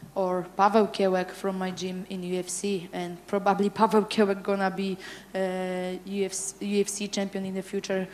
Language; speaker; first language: English; non-native, fluent; Polish